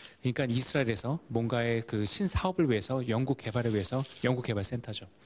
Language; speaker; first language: Korean; early bilingual, heritage; Korean